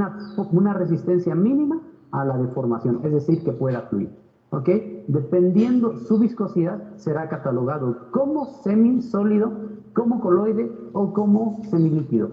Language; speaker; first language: Spanish; native; Spanish